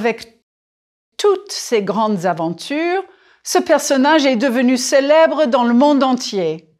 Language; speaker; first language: French; non-native, fluent; English